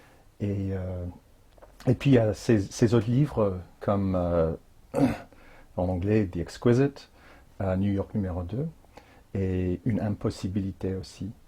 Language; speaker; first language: French; non-native, fluent; English